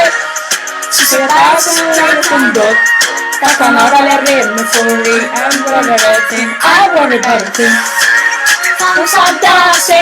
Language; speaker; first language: French; native; French